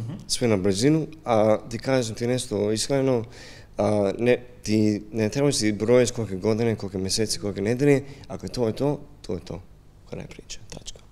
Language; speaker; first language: Serbian; non-native, learner; English